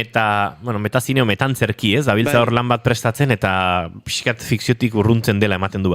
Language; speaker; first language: Basque; native; Basque